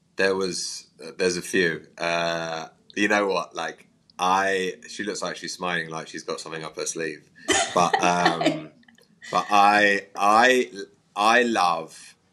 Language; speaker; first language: English; native; English